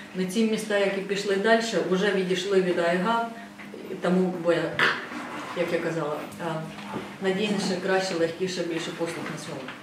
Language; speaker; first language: Ukrainian; non-native, fluent; Estonian